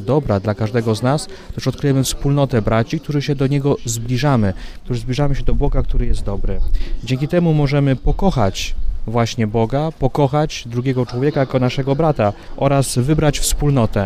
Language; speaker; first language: Polish; native; Polish